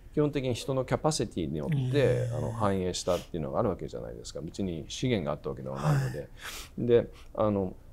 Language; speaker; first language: Japanese; early bilingual, other home language; English